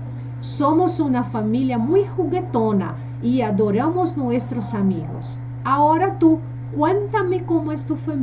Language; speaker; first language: Spanish; non-native, fluent; Portuguese